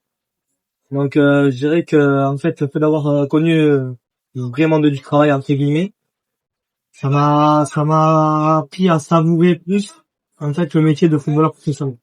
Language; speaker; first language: French; native; French